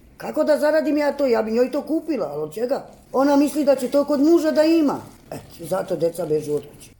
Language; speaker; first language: Serbian; non-native, local second language; Romany